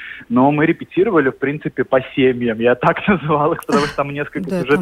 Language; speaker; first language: Russian; native; Russian